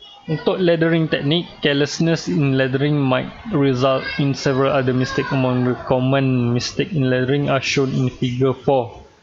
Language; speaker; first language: English; non-native, local second language; Malay